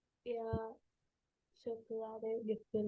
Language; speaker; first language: German; non-native, learner; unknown